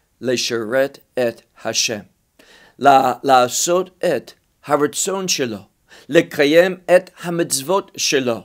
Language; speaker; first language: Hebrew; non-native, fluent; English